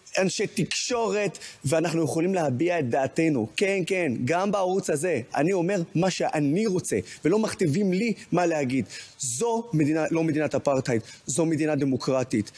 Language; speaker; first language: Hebrew; non-native, local second language; Arabic